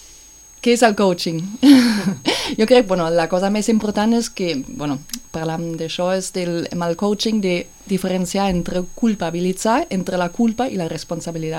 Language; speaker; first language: Catalan; non-native, fluent; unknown